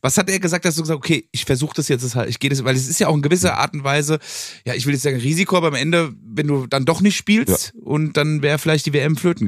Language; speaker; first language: German; native; German